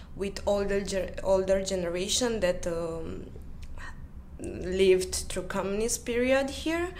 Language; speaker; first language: English; non-native, fluent; Romanian